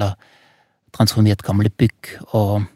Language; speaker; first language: Norwegian; non-native, fluent; German